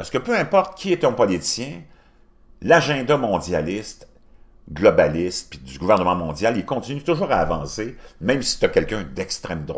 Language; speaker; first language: French; native; French